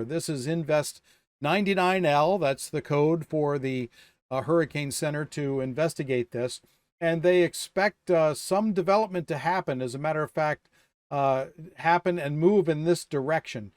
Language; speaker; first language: English; native; English